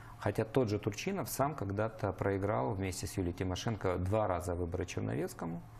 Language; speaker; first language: Russian; native; Russian